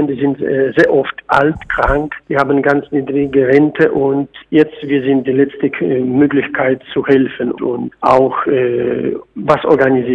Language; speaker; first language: German; non-native, fluent; Polish